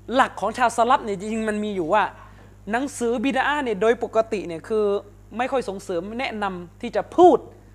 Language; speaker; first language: Thai; native; Thai